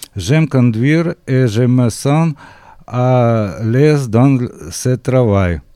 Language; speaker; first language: French; non-native, learner; Ukrainian